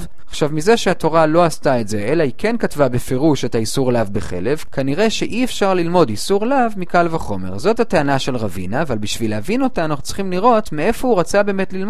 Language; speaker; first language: Hebrew; native; Hebrew